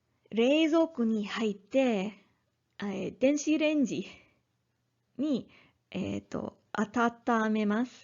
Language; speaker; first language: Japanese; non-native, learner; English